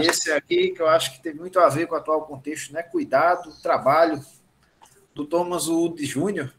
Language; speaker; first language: Portuguese; native; Portuguese